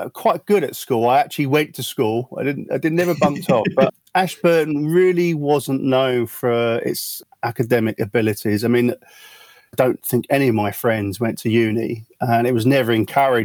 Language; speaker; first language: English; native; English